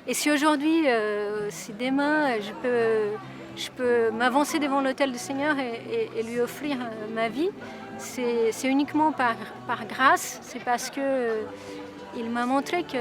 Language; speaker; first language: French; non-native, fluent; Portuguese